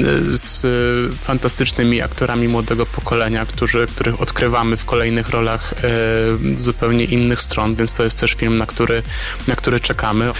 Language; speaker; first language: Polish; native; Polish